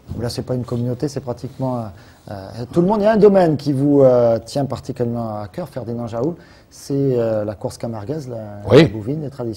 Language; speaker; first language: French; native; French